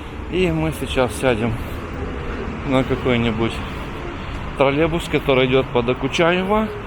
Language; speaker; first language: Russian; native; Russian